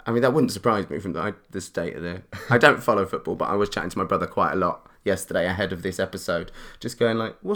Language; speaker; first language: English; native; English